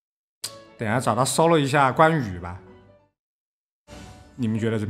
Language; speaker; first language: Chinese; native; Chinese